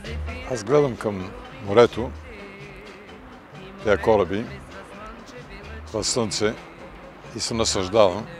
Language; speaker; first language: Bulgarian; early bilingual, heritage; Bulgarian